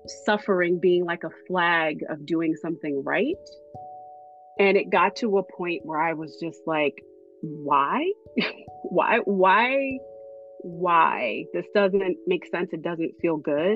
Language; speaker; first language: English; native; English